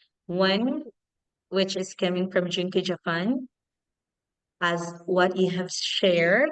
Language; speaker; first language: English; non-native, fluent; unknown